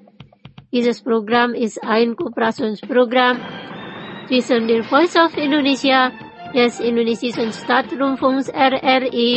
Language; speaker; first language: German; non-native, fluent; Indonesian